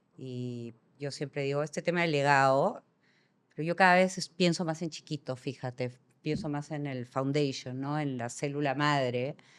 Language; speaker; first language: Spanish; native; Spanish